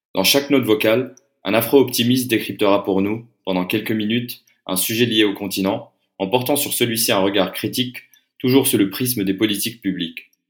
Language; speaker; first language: French; non-native, local second language; Arabic